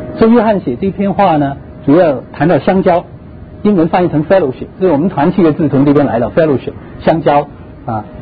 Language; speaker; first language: Chinese; non-native, local second language; Cantonese